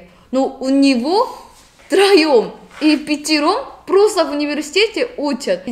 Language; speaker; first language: Russian; non-native, learner; Korean